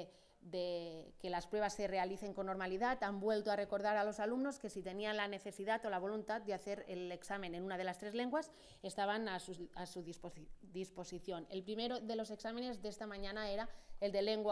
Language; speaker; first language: Spanish; non-native, local second language; Catalan